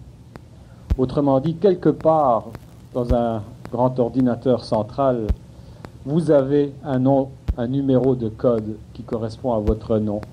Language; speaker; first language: French; native; French